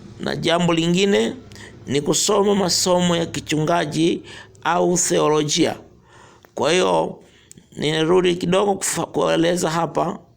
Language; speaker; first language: Swahili; non-native, local second language; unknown